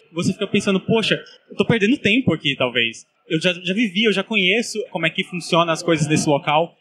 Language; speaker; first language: Portuguese; native; Portuguese